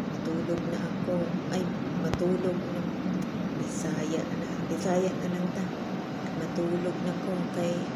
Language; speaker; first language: Filipino; non-native, local second language; Cebuano